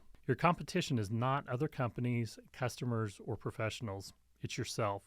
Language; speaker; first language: English; native; English